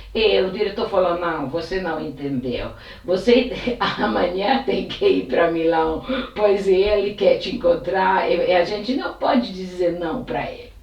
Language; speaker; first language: Portuguese; non-native, fluent; Italian